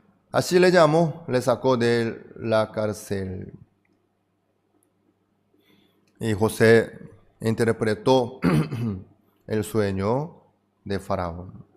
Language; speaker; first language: Spanish; non-native, fluent; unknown